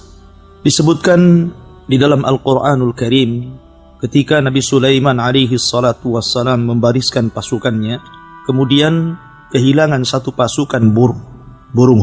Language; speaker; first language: Indonesian; native; Indonesian